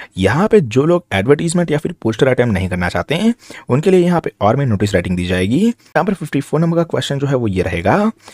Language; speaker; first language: Hindi; non-native, local second language; Gujarati